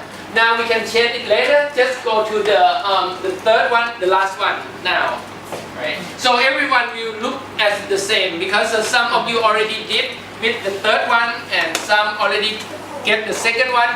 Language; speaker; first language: English; non-native, fluent; Thai